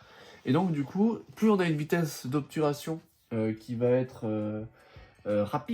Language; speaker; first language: French; native; French